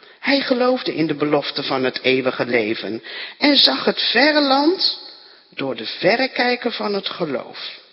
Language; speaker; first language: Dutch; native; Dutch